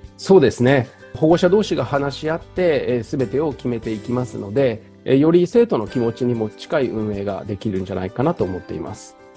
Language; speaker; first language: Japanese; native; Japanese